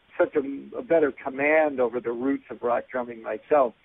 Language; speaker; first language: English; native; English